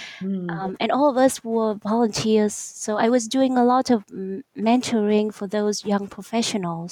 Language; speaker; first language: English; non-native, fluent; Vietnamese